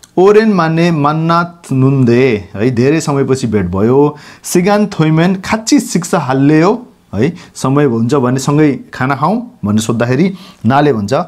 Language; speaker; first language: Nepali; non-native, local second language; Gurung